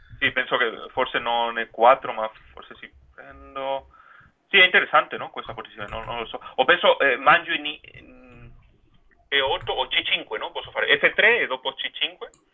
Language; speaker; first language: Italian; non-native, fluent; Spanish